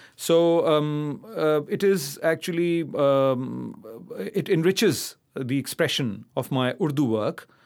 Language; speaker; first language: English; non-native, local second language; Urdu